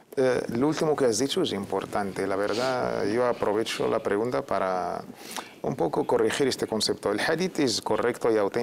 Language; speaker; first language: Spanish; native; Spanish